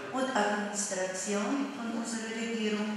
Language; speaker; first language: German; non-native, fluent; Polish